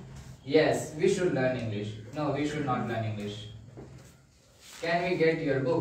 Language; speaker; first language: English; non-native, learner; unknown